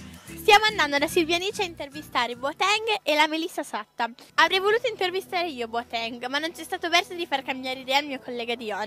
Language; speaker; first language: Italian; native; Italian